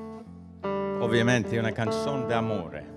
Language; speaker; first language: Italian; early bilingual, heritage; English